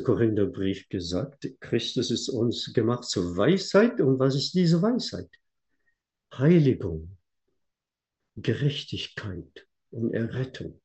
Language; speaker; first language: German; non-native, fluent; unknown